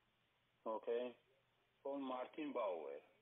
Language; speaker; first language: German; non-native, fluent; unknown